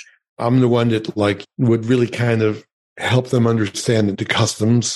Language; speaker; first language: English; early bilingual, other home language; Yiddish